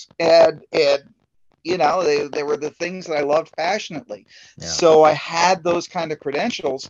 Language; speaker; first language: English; native; English